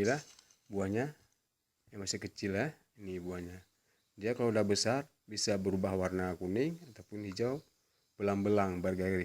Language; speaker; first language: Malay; non-native, local second language; Achinese